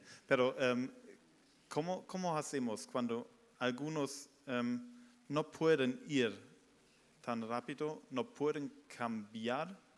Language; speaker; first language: Spanish; non-native, fluent; German